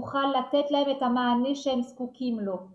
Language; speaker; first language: Hebrew; non-native, fluent; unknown